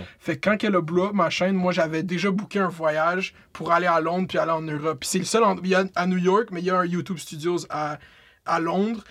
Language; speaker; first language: French; native; French